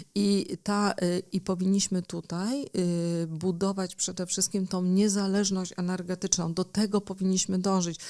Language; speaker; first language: Polish; native; Polish